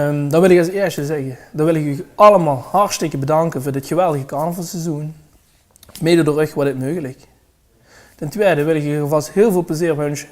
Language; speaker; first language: Dutch; native; Dutch